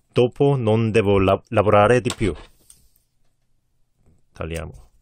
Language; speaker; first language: Italian; non-native, learner; Korean